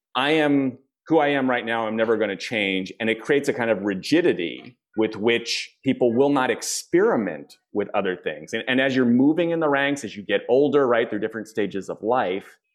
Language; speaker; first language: English; native; English